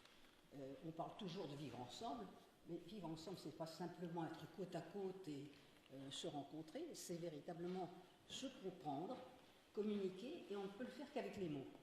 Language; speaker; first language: French; native; French